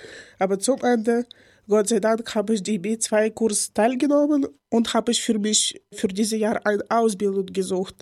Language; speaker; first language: German; non-native, learner; Ukrainian